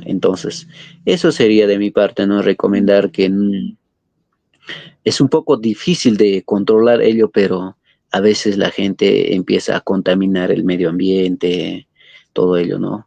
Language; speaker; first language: Spanish; non-native, local second language; Quechua